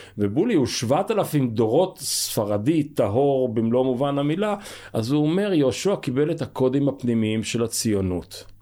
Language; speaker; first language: Hebrew; native; Hebrew